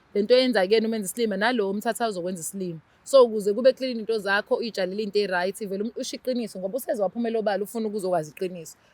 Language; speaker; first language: Zulu; native; Zulu